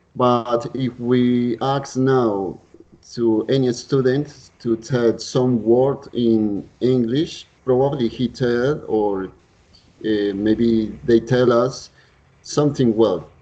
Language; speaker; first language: English; non-native, learner; Spanish